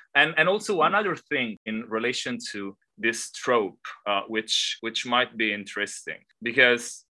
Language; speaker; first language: English; non-native, fluent; Italian